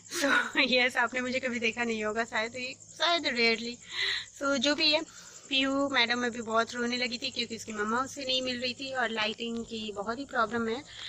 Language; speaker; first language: Hindi; native; Hindi